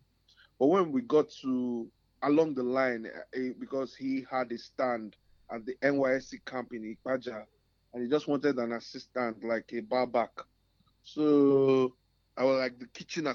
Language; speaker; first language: English; non-native, local second language; Yoruba